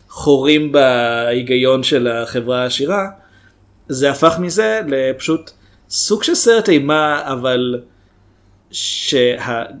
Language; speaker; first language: Hebrew; native; Hebrew